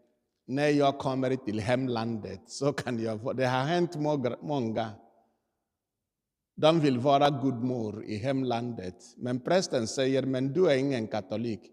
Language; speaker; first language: Swedish; non-native, fluent; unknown